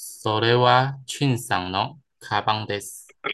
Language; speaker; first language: Japanese; non-native, learner; Chinese